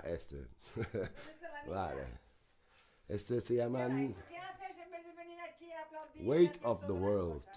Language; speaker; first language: Spanish; non-native, learner; German